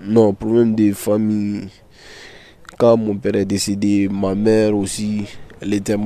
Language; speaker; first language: French; non-native, learner; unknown